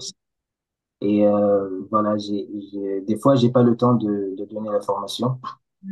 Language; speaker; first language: French; non-native, local second language; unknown